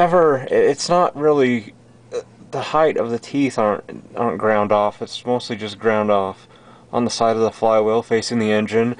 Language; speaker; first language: English; native; English